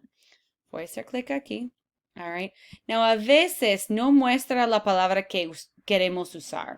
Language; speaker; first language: Spanish; non-native, fluent; English